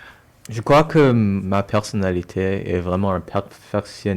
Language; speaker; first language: French; non-native, local second language; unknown